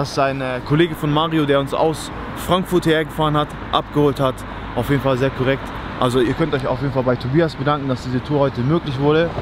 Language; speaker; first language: German; native; German